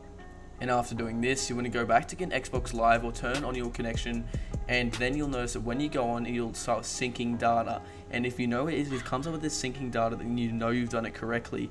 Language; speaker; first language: English; native; English